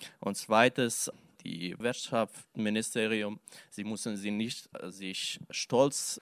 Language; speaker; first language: German; non-native, learner; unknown